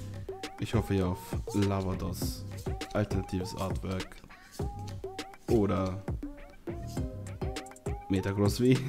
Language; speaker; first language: German; native; German